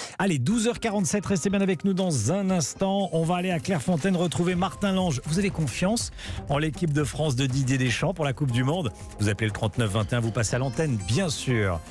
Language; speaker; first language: French; native; French